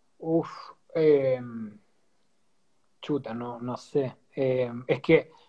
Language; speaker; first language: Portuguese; non-native, learner; Spanish